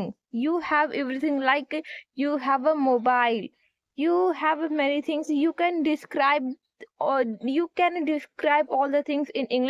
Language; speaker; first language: English; non-native, learner; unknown